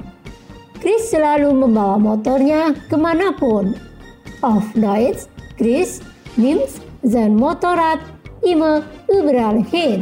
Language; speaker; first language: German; non-native, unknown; Indonesian